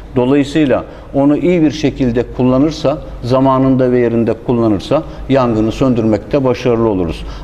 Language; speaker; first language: Turkish; native; Turkish